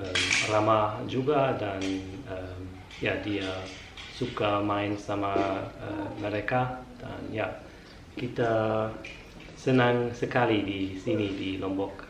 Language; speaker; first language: Indonesian; non-native, fluent; German